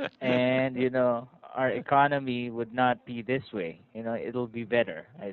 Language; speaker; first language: English; non-native, fluent; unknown